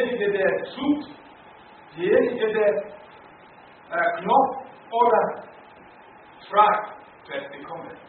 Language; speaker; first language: German; non-native, learner; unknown